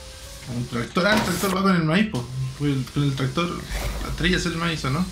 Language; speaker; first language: Spanish; native; Spanish